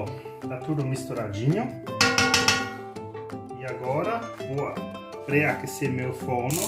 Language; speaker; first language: Portuguese; non-native, learner; German